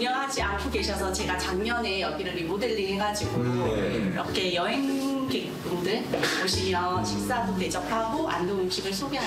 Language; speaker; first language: Korean; native; Korean